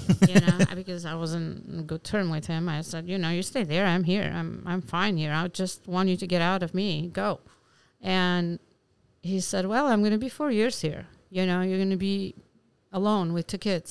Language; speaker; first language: English; non-native, fluent; Albanian